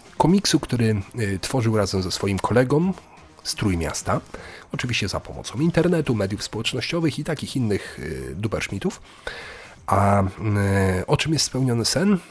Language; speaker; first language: Polish; native; Polish